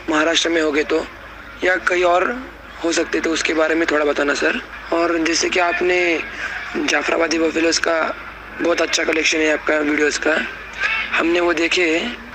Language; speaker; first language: Hindi; non-native, local second language; Marathi